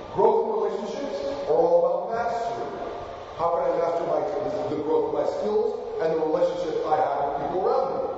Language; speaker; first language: English; non-native, fluent; Spanish